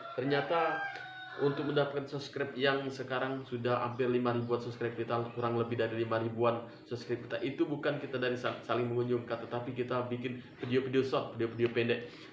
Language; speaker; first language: Indonesian; non-native, local second language; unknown